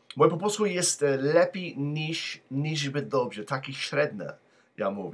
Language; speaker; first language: Polish; non-native, learner; English